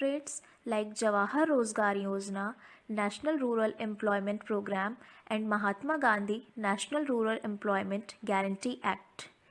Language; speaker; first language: English; non-native, local second language; Hindi